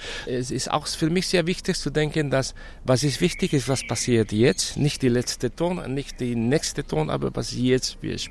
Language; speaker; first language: German; non-native, fluent; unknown